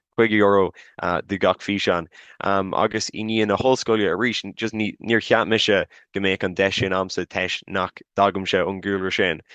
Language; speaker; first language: Irish; non-native, local second language; English